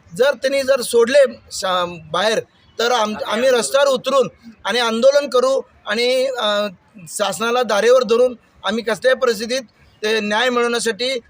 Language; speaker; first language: Marathi; native; Marathi